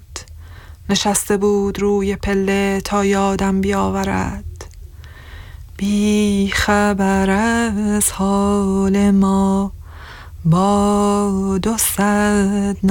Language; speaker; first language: English; non-native, learner; Persian